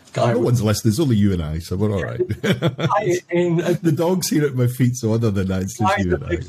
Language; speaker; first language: English; native; English